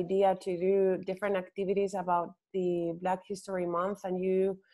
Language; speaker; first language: English; non-native, fluent; Spanish